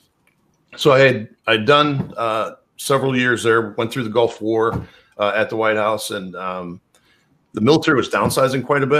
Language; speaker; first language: English; native; English